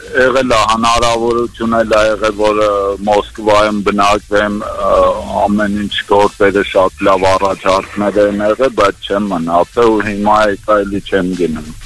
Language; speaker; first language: Armenian; native; Armenian